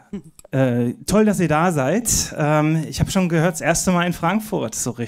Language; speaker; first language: German; native; German